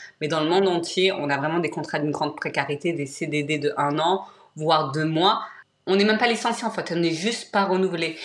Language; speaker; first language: French; native; French